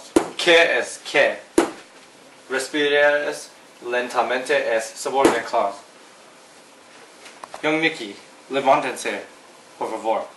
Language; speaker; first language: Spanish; non-native, learner; English